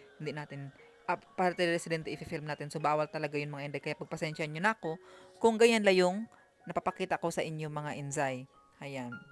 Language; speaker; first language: Filipino; non-native, local second language; Cebuano